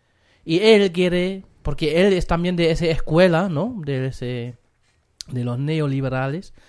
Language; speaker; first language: Spanish; non-native, fluent; German